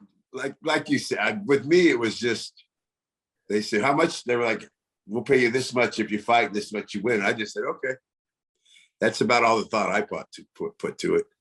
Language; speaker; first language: English; native; English